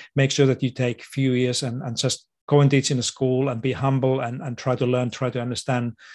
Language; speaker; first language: English; non-native, fluent; Finnish